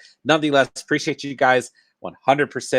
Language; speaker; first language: English; native; English